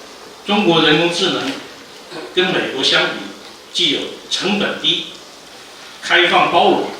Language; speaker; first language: Chinese; native; Chinese